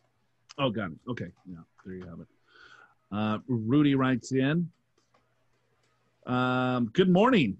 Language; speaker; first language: English; native; English